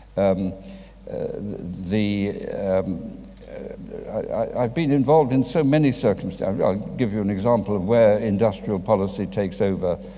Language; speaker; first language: English; native; English